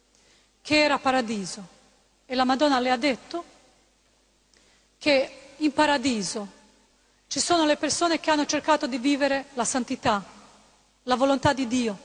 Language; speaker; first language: Italian; non-native, fluent; Croatian